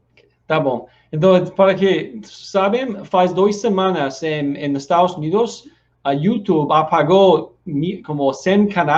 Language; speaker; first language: Portuguese; non-native, learner; Spanish